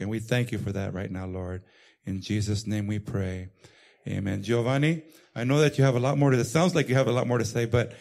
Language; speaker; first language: English; native; English